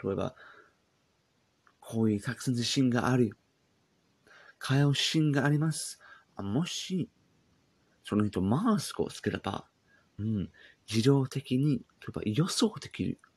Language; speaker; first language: Japanese; non-native, learner; English